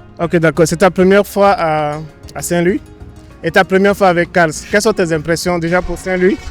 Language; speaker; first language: French; non-native, local second language; Wolof